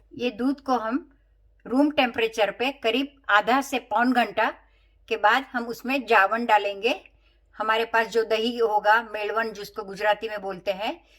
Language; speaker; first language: Hindi; non-native, local second language; Gujarati